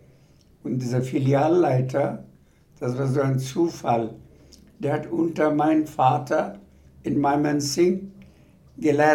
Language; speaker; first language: German; non-native, fluent; Bangla